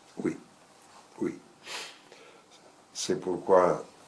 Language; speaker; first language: French; non-native, fluent; Greek